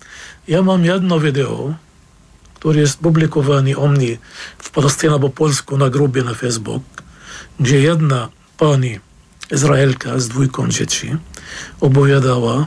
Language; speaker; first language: Polish; non-native, fluent; Arabic